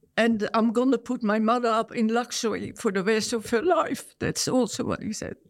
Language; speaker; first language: English; non-native, fluent; Dutch